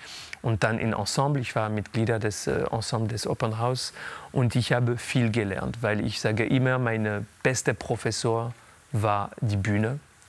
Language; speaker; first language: German; non-native, local second language; French